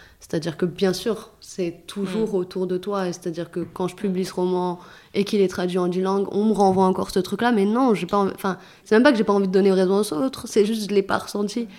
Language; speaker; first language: French; early bilingual, other home language; Arabic